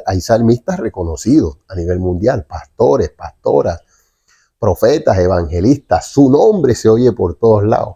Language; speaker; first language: Spanish; native; Spanish